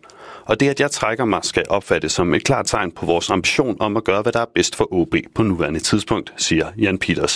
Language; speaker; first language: Danish; native; Danish